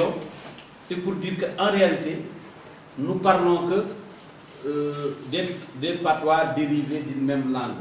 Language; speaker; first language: French; non-native, local second language; Wolof